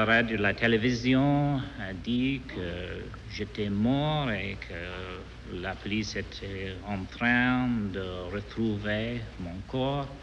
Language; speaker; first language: French; non-native, learner; English